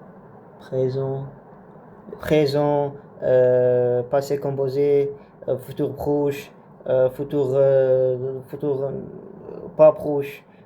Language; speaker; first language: French; non-native, learner; Arabic